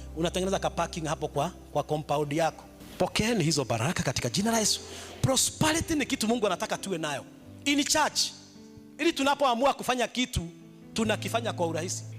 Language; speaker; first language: Swahili; non-native, local second language; Kikuyu